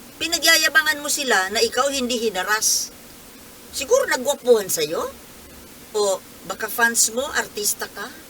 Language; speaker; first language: Filipino; non-native, local second language; Bikol